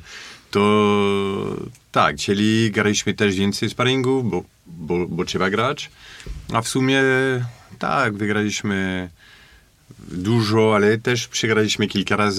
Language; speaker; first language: Polish; non-native, fluent; French